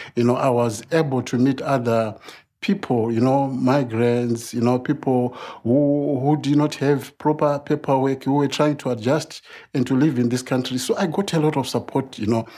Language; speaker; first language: English; non-native, local second language; Shona